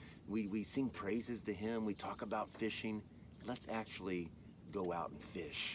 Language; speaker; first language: English; native; English